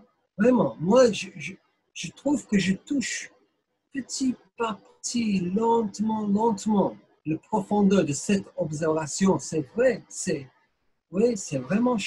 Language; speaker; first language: French; non-native, fluent; English